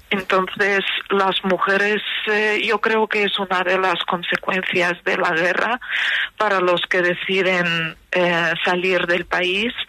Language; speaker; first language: Spanish; non-native, fluent; Ukrainian